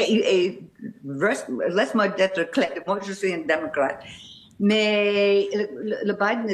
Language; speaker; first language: French; non-native, fluent; English